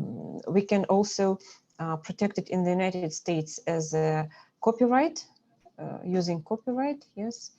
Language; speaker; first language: English; non-native, fluent; Russian